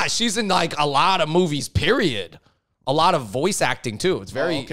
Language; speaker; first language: English; native; English